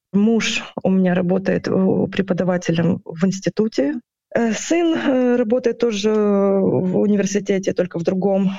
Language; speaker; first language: Russian; non-native, local second language; Ukrainian